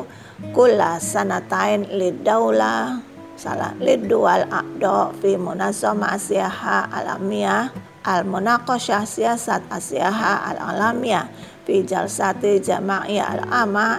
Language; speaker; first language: Arabic; non-native, fluent; Indonesian